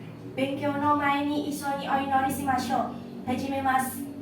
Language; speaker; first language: Japanese; non-native, learner; Indonesian